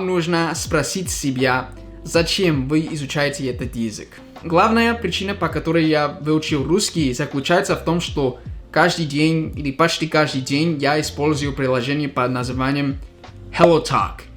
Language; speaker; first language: Russian; non-native, fluent; English